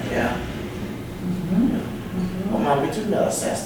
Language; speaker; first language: Slovenian; early bilingual, heritage; Slovenian